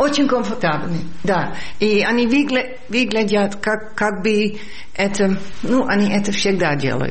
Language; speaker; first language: Russian; non-native, fluent; Dutch